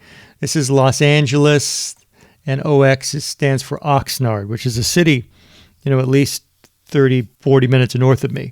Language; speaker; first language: English; native; English